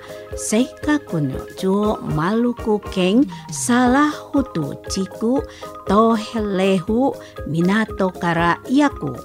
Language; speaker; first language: Japanese; non-native, fluent; Indonesian